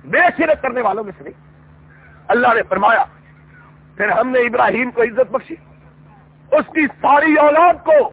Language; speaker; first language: Urdu; non-native, local second language; Punjabi